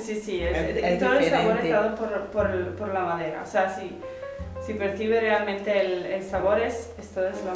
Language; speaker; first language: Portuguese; non-native, learner; Italian